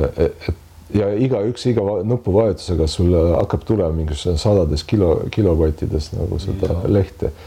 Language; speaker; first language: Estonian; non-native, local second language; Russian